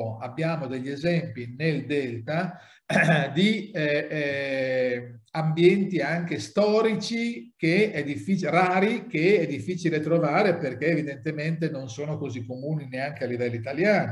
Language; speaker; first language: Italian; native; Italian